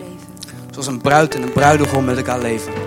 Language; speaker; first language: Dutch; native; Dutch